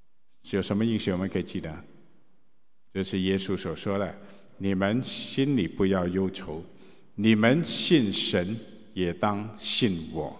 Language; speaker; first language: Chinese; native; Chinese